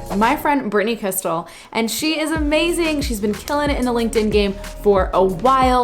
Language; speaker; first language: English; native; English